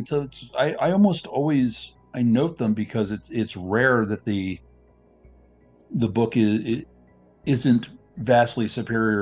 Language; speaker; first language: English; native; English